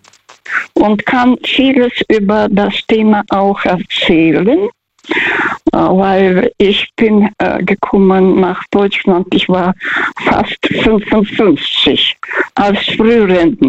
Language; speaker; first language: German; non-native, fluent; Russian